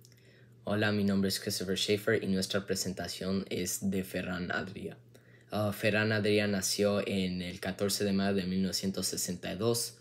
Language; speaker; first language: Spanish; non-native, learner; English